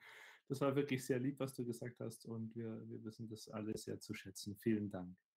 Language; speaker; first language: German; native; German